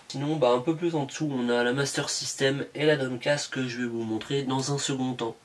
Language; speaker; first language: French; native; French